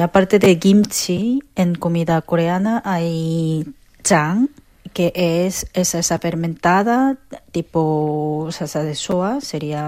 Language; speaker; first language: Spanish; non-native, fluent; Korean